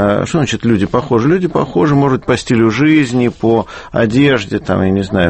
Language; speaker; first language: Russian; native; Russian